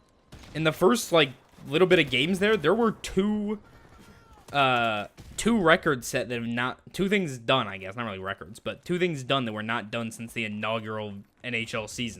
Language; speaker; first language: English; native; English